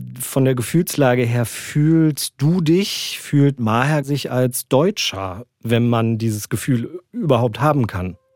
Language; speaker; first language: German; native; German